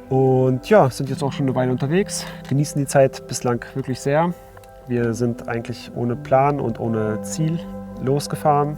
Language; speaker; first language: German; native; German